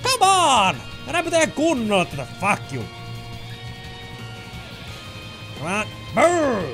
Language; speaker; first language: Finnish; native; Finnish